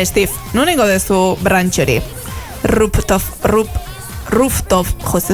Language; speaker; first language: Basque; native; Basque